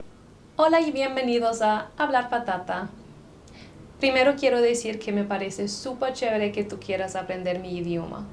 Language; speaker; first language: Spanish; non-native, fluent; German